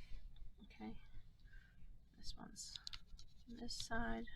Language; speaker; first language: English; native; English